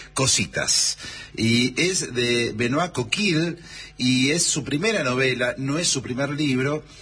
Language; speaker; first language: Spanish; native; Spanish